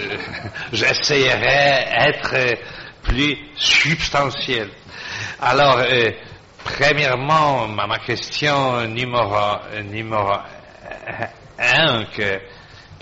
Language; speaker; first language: French; non-native, fluent; Polish